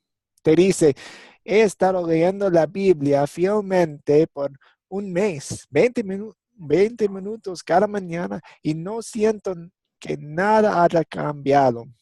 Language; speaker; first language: Spanish; non-native, fluent; English